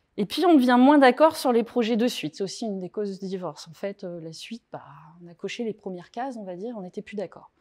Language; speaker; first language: French; native; French